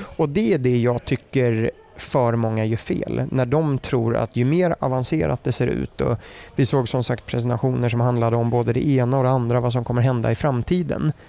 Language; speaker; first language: Swedish; early bilingual, other home language; German